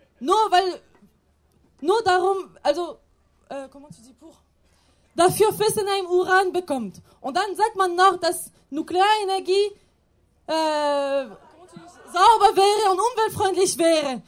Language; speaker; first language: German; non-native, fluent; French